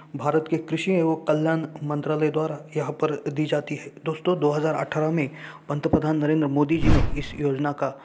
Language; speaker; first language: Hindi; non-native, local second language; Marathi